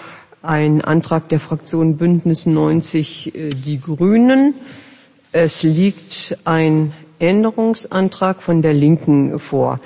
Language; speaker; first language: German; native; German